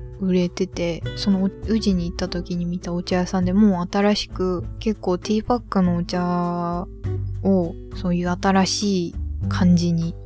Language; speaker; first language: Japanese; native; Japanese